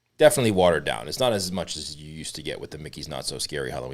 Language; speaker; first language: English; native; English